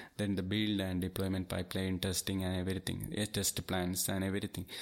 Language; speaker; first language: English; non-native, local second language; Malayalam